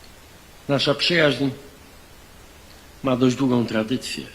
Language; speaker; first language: Polish; native; Polish